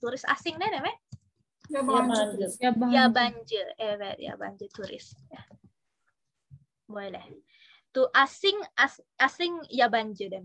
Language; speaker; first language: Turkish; non-native, fluent; Indonesian